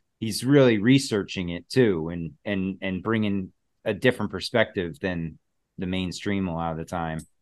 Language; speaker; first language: English; native; English